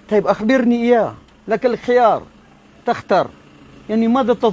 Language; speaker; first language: Arabic; non-native, learner; Maranao